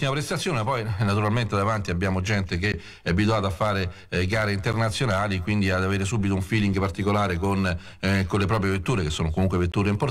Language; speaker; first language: Italian; native; Italian